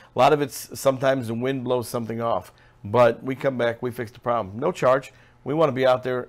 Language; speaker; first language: English; native; English